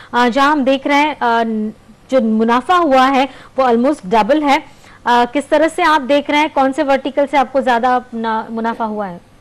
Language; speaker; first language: Hindi; non-native, local second language; Gujarati